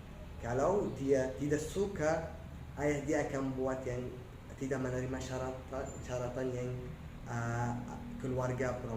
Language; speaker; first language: Indonesian; non-native, learner; Arabic